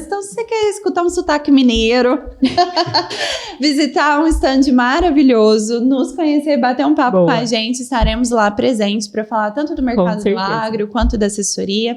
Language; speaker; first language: Portuguese; native; Portuguese